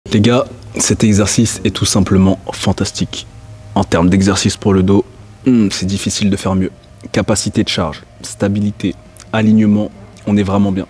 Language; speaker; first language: French; native; French